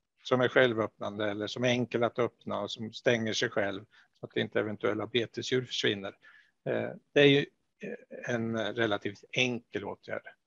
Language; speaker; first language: Swedish; native; Swedish